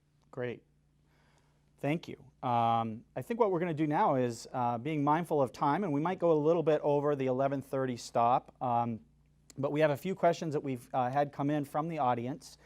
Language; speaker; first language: English; native; English